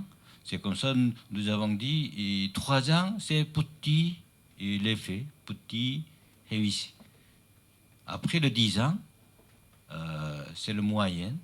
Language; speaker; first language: French; non-native, learner; Chinese